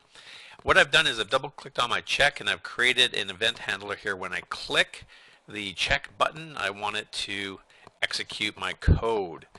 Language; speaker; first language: English; native; English